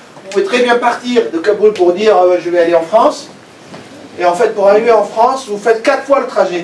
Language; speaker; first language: French; non-native, fluent; Persian